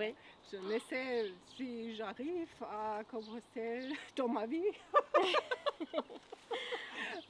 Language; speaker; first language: French; non-native, fluent; Portuguese